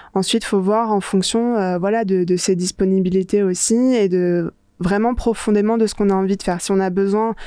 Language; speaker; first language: French; native; French